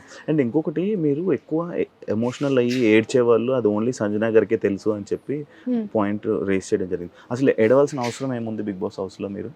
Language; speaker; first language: Telugu; native; Telugu